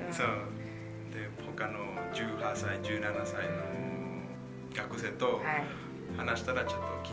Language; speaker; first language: Japanese; non-native, learner; Spanish